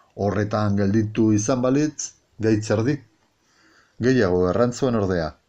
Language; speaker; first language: Basque; native; Basque